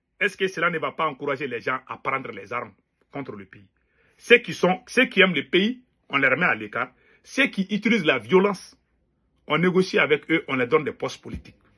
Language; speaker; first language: French; non-native, local second language; Bambara